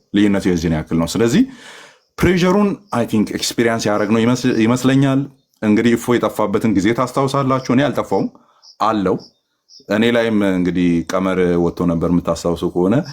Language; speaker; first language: Amharic; native; Amharic